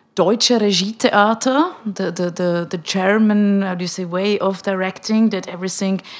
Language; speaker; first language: English; non-native, fluent; Czech